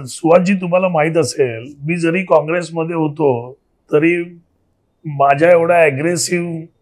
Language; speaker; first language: Marathi; native; Marathi